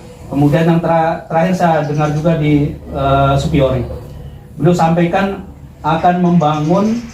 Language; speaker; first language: Indonesian; native; Indonesian